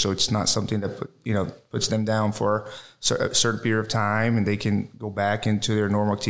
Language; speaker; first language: English; non-native, fluent; Portuguese